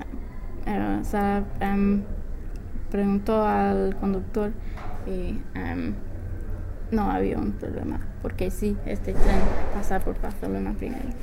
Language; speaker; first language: Spanish; non-native, learner; English